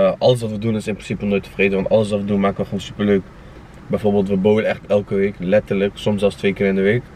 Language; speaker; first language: Dutch; early bilingual, other home language; Kurdish